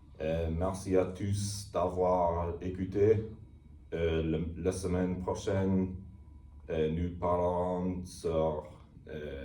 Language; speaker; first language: French; non-native, learner; English